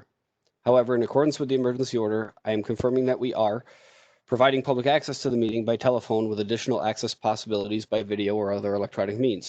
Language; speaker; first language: English; native; English